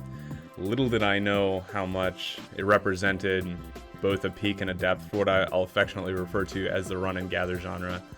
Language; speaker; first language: English; native; English